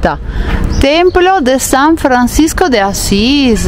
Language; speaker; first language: Spanish; non-native, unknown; Italian